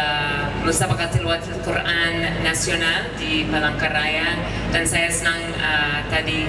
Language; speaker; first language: Indonesian; non-native, fluent; English